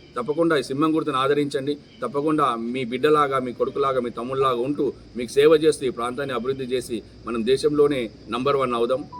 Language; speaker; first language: Telugu; native; Telugu